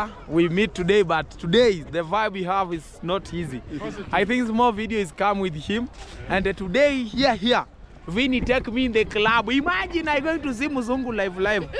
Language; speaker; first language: English; non-native, learner; Swahili